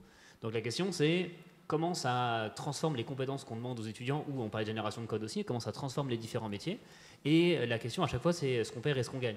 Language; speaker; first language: French; native; French